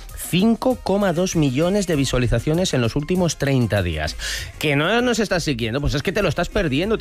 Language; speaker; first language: Spanish; native; Spanish